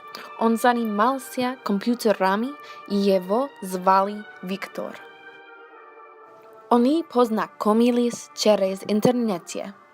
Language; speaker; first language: Russian; non-native, learner; English